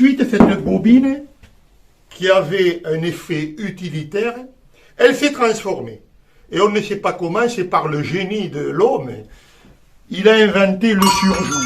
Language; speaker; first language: French; native; French